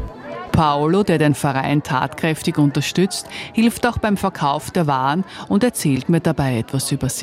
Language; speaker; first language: German; native; German